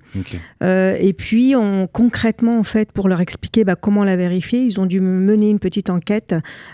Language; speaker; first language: French; native; French